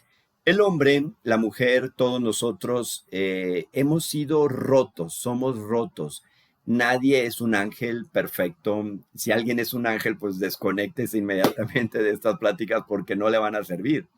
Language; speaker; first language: Spanish; native; Spanish